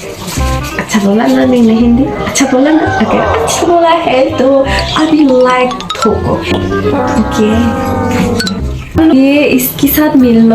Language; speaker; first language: Hindi; non-native, local second language; Kok Borok